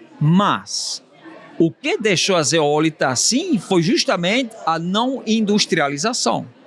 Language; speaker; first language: Portuguese; non-native, fluent; Swiss German